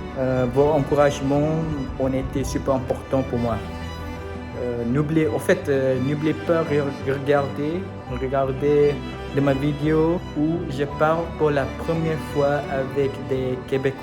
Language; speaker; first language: French; non-native, learner; Malay